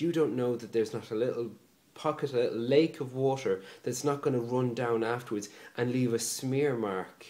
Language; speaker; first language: English; native; English